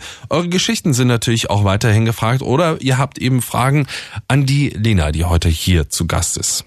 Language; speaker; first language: German; native; German